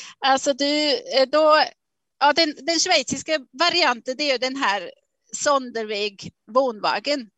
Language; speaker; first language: Swedish; non-native, fluent; Swiss German